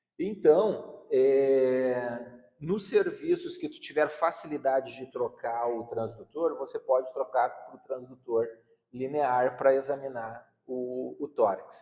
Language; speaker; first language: Portuguese; native; Portuguese